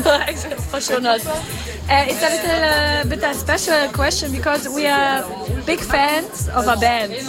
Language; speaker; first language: English; non-native, learner; German